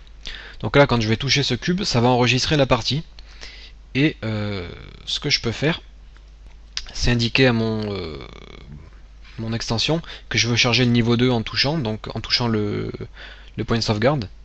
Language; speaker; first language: French; native; French